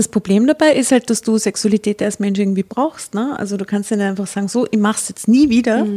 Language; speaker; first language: German; native; German